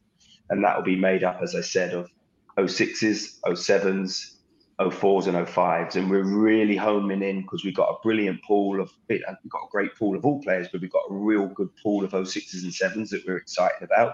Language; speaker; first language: English; native; English